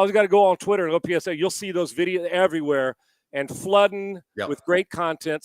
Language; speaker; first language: English; native; English